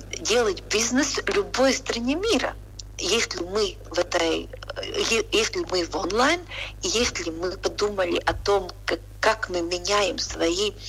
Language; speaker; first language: Russian; non-native, local second language; Latvian